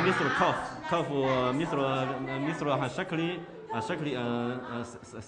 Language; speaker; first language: Arabic; non-native, learner; Chinese